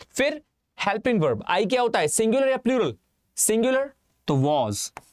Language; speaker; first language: Hindi; native; Hindi